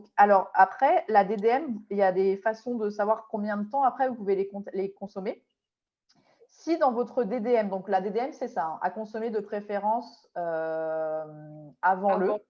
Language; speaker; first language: French; native; French